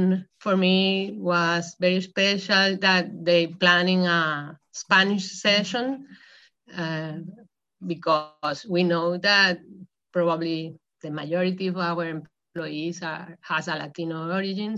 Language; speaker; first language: English; non-native, fluent; Spanish